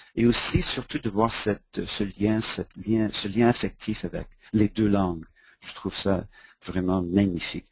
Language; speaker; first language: French; non-native, local second language; English